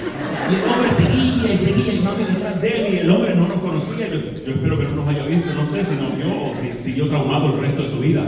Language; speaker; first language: Spanish; native; Spanish